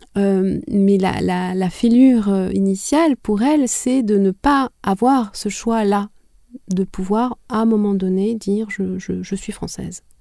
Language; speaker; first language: French; non-native, local second language; Kinyarwanda